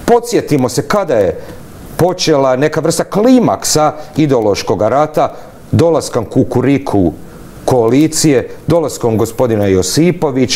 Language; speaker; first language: Croatian; native; Croatian